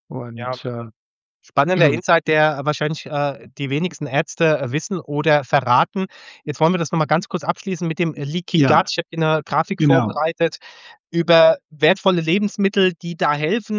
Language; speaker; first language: German; native; German